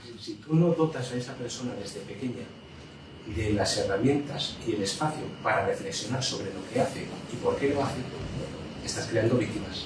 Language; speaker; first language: Spanish; native; Spanish